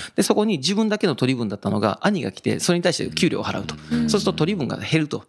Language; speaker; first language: Japanese; native; Japanese